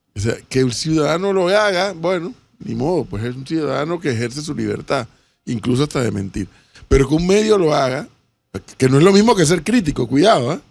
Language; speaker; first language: Spanish; native; Spanish